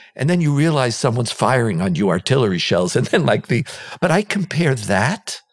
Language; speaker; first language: English; non-native, fluent; Hebrew